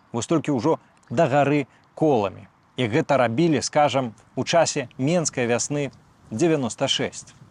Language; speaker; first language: Belarusian; native; Belarusian